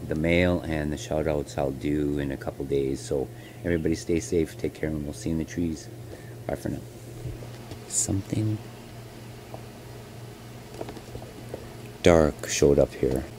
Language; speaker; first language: English; native; English